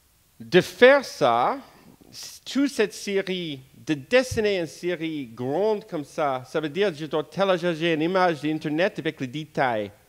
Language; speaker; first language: French; non-native, fluent; English